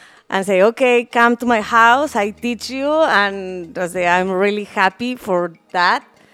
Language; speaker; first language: English; non-native, learner; Spanish